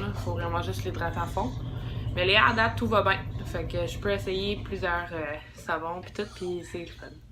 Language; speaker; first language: French; native; French